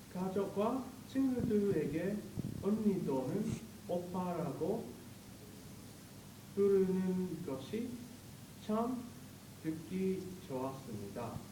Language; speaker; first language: Korean; non-native, learner; English